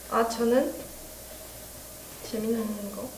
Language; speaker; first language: Korean; early bilingual, heritage; Korean